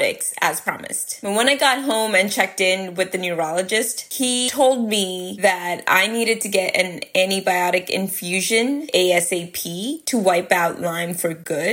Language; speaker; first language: English; early bilingual, other home language; Gujarati